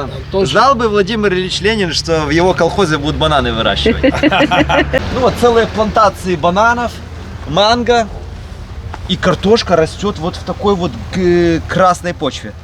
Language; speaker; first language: Russian; native; Russian